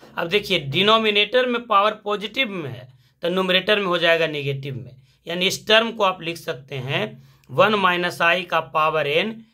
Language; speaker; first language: Hindi; native; Hindi